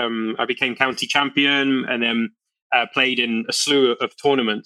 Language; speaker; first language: English; native; English